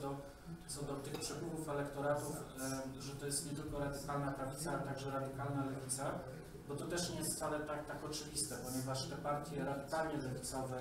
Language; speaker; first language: Polish; native; Polish